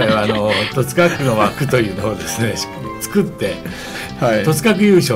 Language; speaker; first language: Japanese; native; Japanese